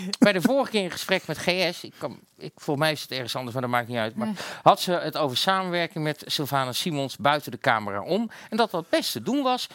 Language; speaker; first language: Dutch; native; Dutch